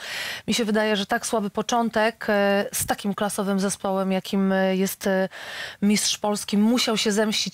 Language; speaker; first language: Polish; native; Polish